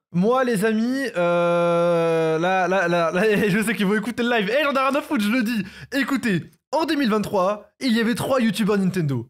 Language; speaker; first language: French; native; French